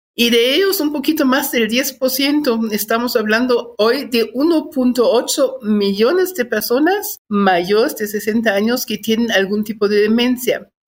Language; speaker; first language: Spanish; non-native, fluent; German